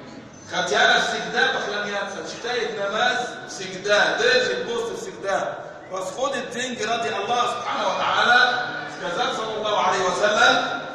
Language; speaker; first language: Russian; non-native, fluent; Arabic